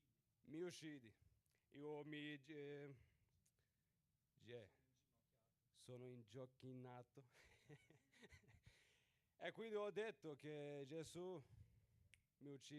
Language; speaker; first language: Italian; non-native, learner; Swedish